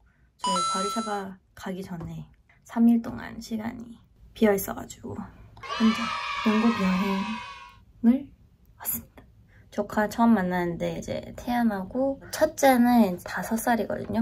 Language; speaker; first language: Korean; non-native, fluent; Thai